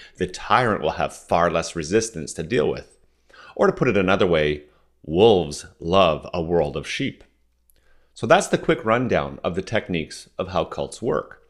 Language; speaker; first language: English; non-native, fluent; French